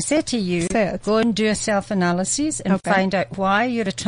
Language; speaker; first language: English; native; English